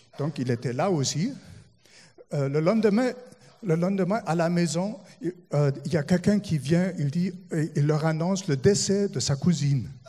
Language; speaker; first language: French; non-native, fluent; German